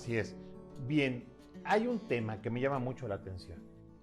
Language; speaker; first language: Spanish; native; Spanish